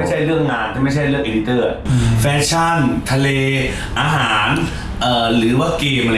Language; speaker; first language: Thai; native; Thai